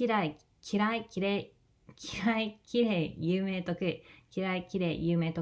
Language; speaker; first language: Japanese; non-native, fluent; English